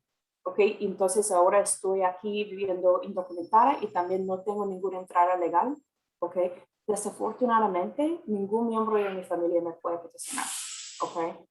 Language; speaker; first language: Spanish; non-native, fluent; English